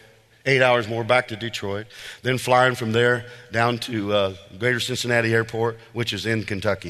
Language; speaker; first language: English; native; English